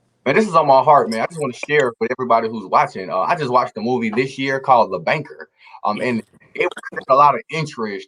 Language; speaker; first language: English; native; English